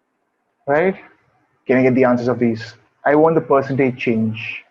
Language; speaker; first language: English; non-native, local second language; Hindi